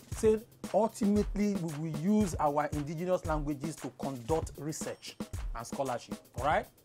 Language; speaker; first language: Nigerian Pidgin; non-native, local second language; Igbo